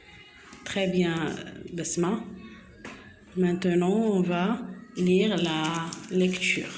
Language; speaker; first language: French; non-native, local second language; Arabic